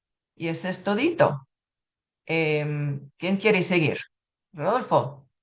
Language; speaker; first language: Spanish; non-native, fluent; English